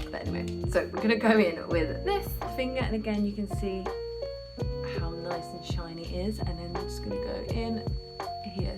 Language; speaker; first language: English; native; English